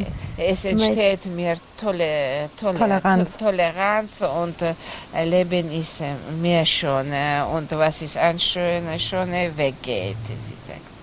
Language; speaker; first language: German; non-native, learner; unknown